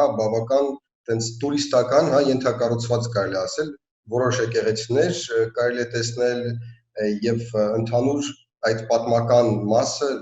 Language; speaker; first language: Armenian; native; Armenian